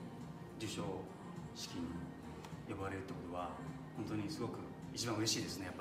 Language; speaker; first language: Japanese; native; Japanese